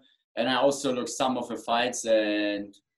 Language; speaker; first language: English; non-native, learner; German